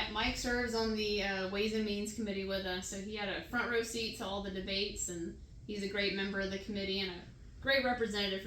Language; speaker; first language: English; native; English